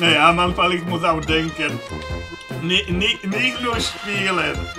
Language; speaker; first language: German; non-native, learner; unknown